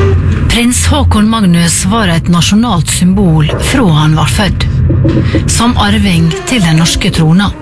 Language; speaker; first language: Norwegian; native; Norwegian